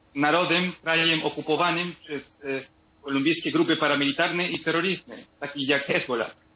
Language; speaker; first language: Polish; non-native, learner; Spanish